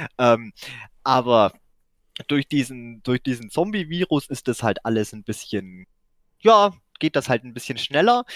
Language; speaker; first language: German; native; German